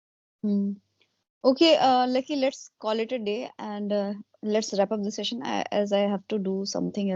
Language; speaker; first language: English; non-native, local second language; Hindi